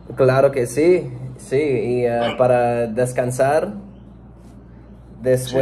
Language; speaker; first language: Spanish; non-native, learner; English